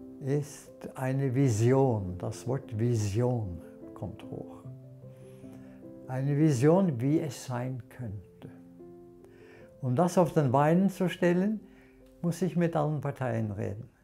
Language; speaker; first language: German; non-native, fluent; Norwegian